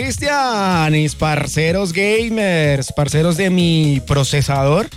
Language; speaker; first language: Spanish; native; Spanish